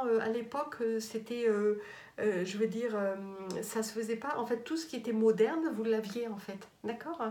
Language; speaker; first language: French; native; French